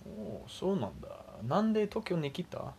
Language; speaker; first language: Japanese; non-native, learner; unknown